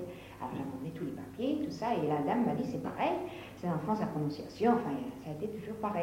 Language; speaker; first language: French; native; French